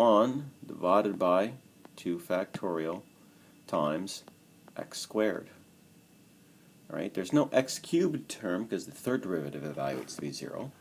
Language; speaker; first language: English; native; English